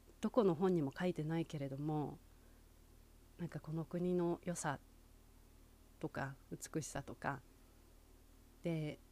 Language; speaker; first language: Japanese; native; Japanese